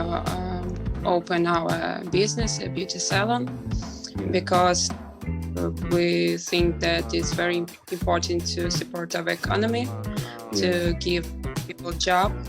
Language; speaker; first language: English; non-native, learner; Ukrainian